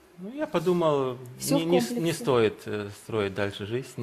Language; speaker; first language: Russian; early bilingual, heritage; Russian